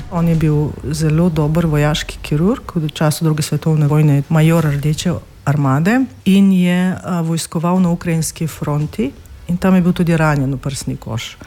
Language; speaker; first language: Slovenian; non-native, fluent; Russian